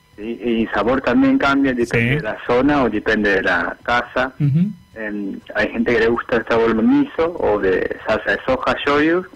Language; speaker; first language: Spanish; non-native, fluent; Japanese